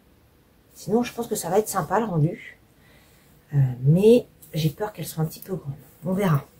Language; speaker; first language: French; native; French